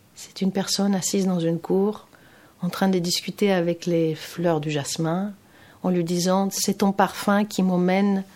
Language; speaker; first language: French; non-native, fluent; Greek